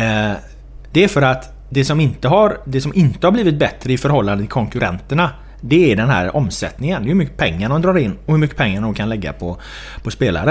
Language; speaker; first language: Swedish; native; Swedish